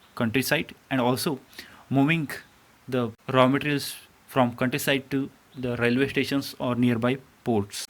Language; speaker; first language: English; non-native, local second language; Kannada